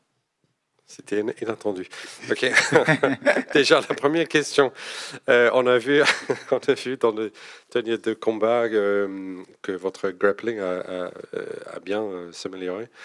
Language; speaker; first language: French; non-native, fluent; English